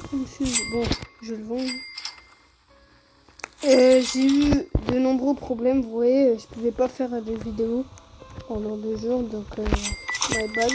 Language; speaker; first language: French; native; French